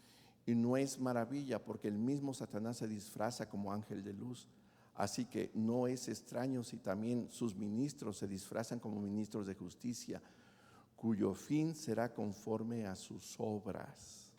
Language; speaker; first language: Spanish; native; Spanish